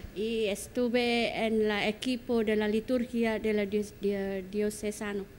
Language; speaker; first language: Spanish; non-native, learner; Indonesian